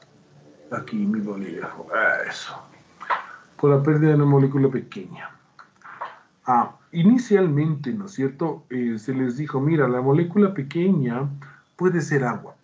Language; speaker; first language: Spanish; native; Spanish